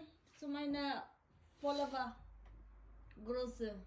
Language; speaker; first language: German; non-native, learner; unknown